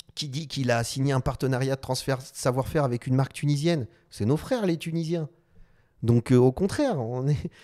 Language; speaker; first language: French; non-native, local second language; Arabic